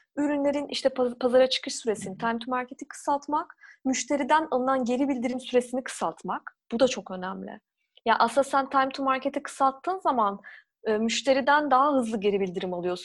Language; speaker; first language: Turkish; native; Turkish